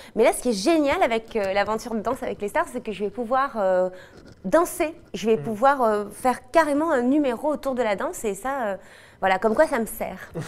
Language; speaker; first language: French; native; French